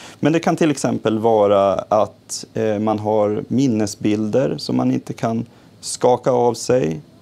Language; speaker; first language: Swedish; native; Swedish